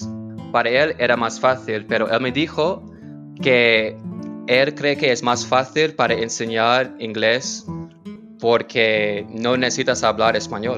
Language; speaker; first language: Spanish; non-native, learner; English